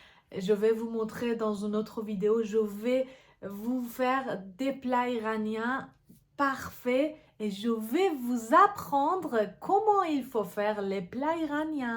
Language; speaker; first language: French; non-native, fluent; Persian